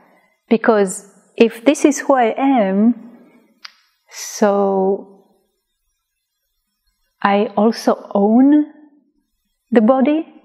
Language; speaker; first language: English; non-native, fluent; Hebrew